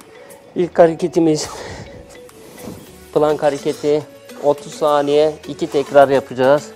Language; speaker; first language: Turkish; native; Turkish